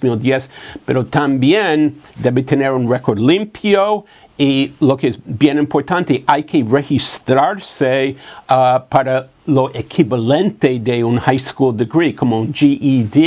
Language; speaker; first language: Spanish; non-native, fluent; English